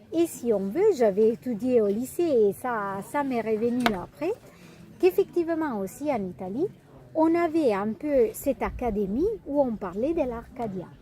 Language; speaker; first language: French; non-native, fluent; Italian